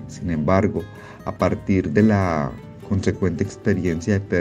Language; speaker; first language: Spanish; native; Spanish